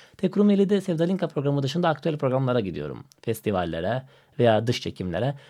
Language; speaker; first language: Turkish; non-native, fluent; Macedonian